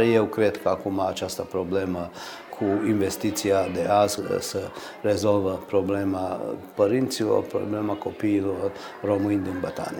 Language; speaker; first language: Romanian; early bilingual, heritage; Romanian